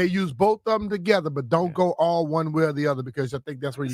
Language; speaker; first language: English; native; English